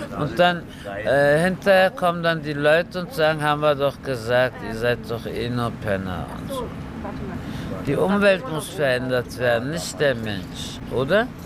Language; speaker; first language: German; early bilingual, other home language; Turkish